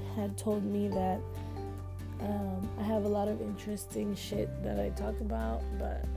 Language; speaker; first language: English; non-native, local second language; Filipino